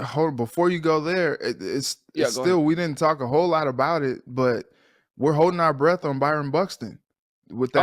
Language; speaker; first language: English; native; English